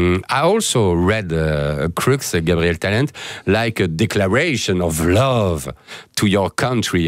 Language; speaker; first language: English; non-native, fluent; French